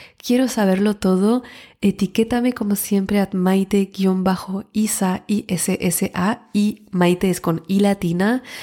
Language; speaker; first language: Spanish; non-native, fluent; French